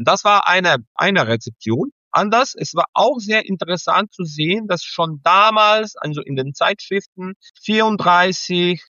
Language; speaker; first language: German; non-native, fluent; Serbian